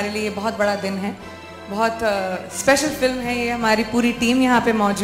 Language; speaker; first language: Hindi; native; Hindi